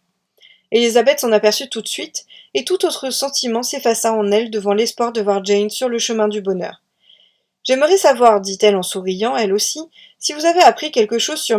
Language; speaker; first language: French; native; French